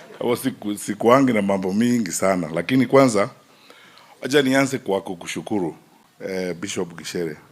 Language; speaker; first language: Swahili; non-native, local second language; Gusii